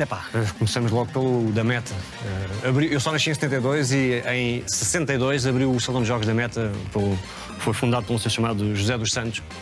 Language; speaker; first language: Portuguese; native; Portuguese